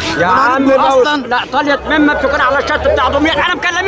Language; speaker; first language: Arabic; native; Arabic